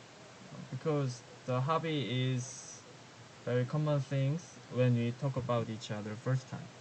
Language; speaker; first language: English; non-native, learner; Korean